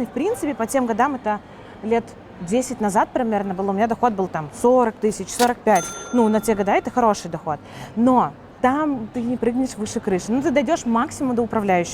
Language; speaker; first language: Russian; native; Russian